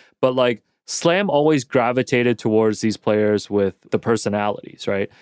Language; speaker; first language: English; native; English